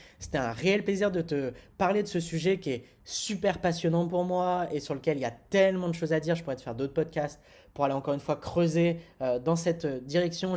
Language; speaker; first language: French; native; French